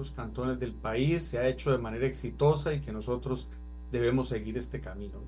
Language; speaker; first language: Spanish; native; Spanish